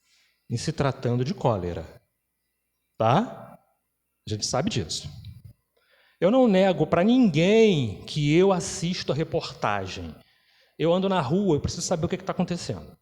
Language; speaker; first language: Portuguese; native; Portuguese